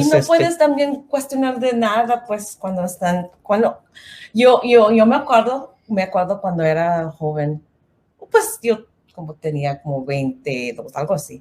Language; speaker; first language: Spanish; non-native, learner; English